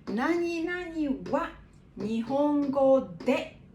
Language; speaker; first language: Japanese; non-native, fluent; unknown